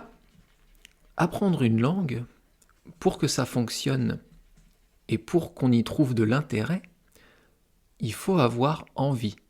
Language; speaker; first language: French; native; French